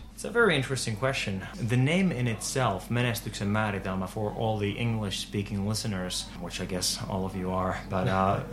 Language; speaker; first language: English; non-native, fluent; Finnish